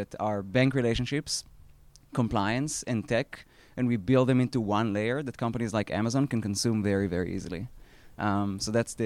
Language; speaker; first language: English; non-native, fluent; Hebrew